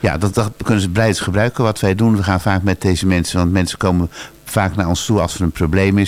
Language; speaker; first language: Dutch; native; Dutch